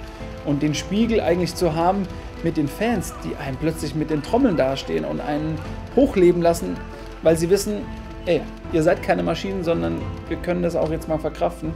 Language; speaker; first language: German; native; German